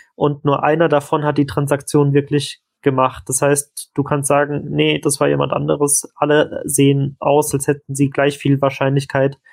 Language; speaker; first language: German; native; German